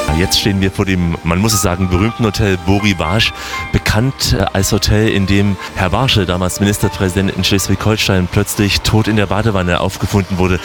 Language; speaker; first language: German; native; German